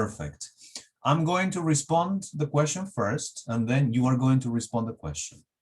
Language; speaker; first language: English; non-native, fluent; Spanish